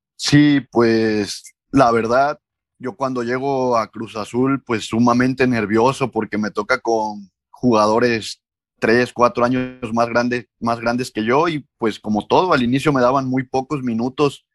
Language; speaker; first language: Spanish; native; Spanish